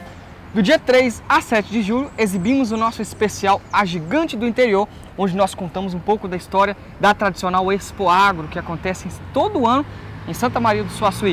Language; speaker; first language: Portuguese; native; Portuguese